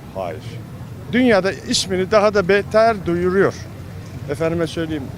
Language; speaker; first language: Turkish; native; Turkish